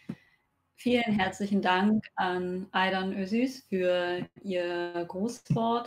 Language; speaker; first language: German; native; German